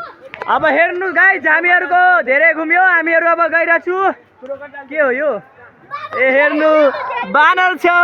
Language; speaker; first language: Nepali; non-native, local second language; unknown